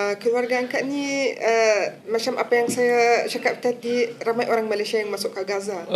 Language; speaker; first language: Malay; non-native, fluent; Arabic